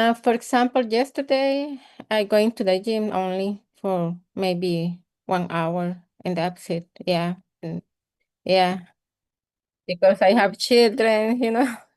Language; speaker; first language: English; non-native, learner; Spanish